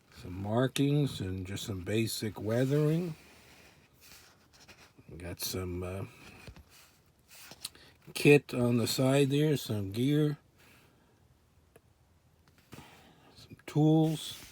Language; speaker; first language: English; native; English